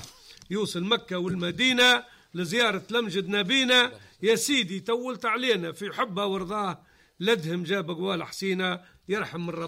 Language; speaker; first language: Arabic; native; Arabic